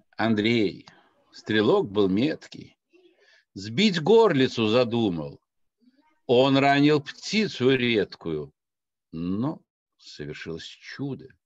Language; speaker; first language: Russian; non-native, local second language; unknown